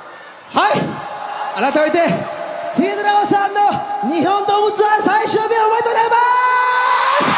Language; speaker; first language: Japanese; native; Japanese